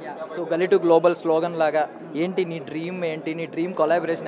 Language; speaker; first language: Telugu; native; Telugu